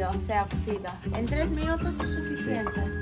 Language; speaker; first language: Spanish; non-native, fluent; Turkish